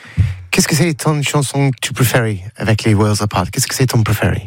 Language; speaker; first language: French; non-native, learner; English